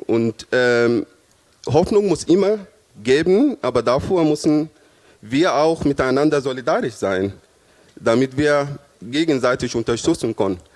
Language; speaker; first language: German; non-native, fluent; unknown